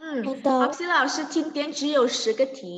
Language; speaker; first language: Chinese; non-native, fluent; Indonesian